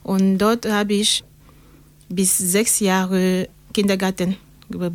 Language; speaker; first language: German; non-native, learner; French